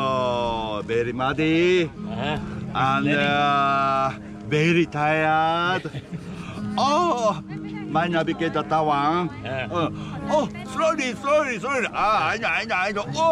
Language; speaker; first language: English; non-native, learner; Japanese